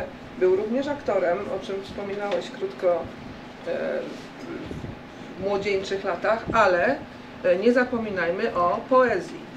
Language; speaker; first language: Polish; native; Polish